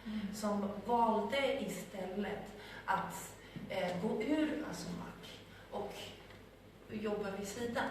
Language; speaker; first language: Swedish; non-native, fluent; Spanish